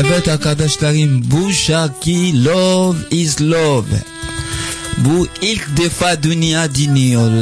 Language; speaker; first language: Turkish; non-native, learner; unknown